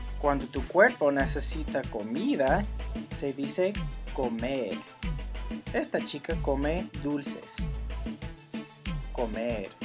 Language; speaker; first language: Spanish; non-native, fluent; English